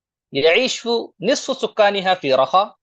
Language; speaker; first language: Arabic; non-native, fluent; Urdu